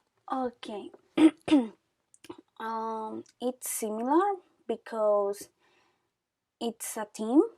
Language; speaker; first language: English; non-native, learner; Spanish